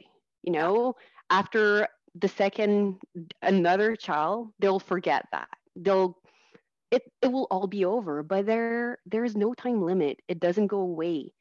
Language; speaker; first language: English; non-native, fluent; French